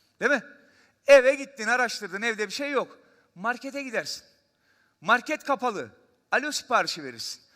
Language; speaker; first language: Turkish; native; Turkish